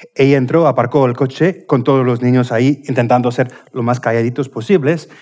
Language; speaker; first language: Spanish; non-native, fluent; English